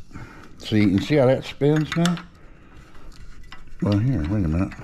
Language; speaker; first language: English; native; English